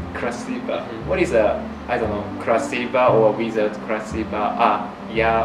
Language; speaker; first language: English; non-native, learner; Japanese